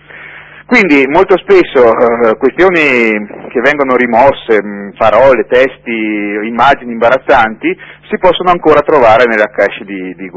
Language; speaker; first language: Italian; native; Italian